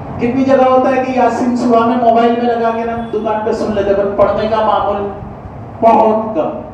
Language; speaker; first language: Urdu; native; Urdu